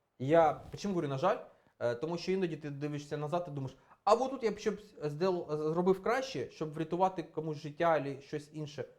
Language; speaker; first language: Ukrainian; non-native, local second language; Russian